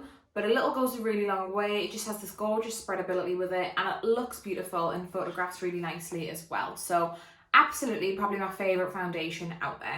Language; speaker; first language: English; native; English